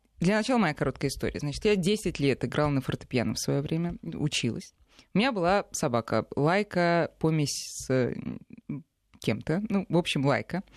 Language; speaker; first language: Russian; native; Russian